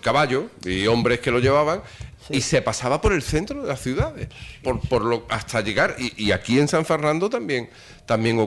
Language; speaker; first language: Spanish; native; Spanish